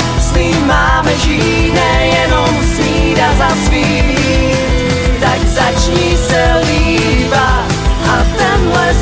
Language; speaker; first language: Czech; native; Czech